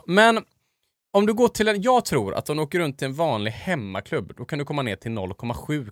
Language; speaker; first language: Swedish; native; Swedish